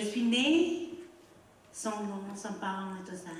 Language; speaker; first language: French; non-native, learner; Khmer